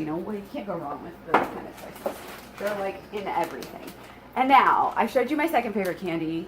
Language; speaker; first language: English; native; English